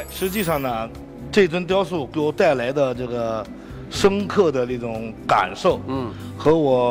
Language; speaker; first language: Chinese; native; Chinese